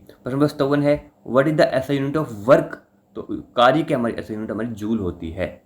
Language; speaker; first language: Hindi; native; Hindi